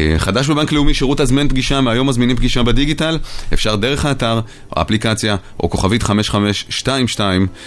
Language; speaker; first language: Hebrew; native; Hebrew